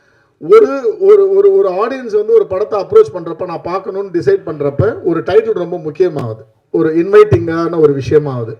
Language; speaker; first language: Tamil; native; Tamil